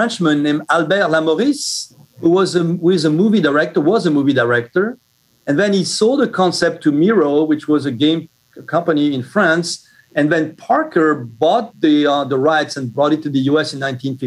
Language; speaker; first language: English; non-native, fluent; French